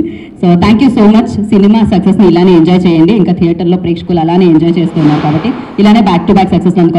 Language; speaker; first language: Telugu; native; Telugu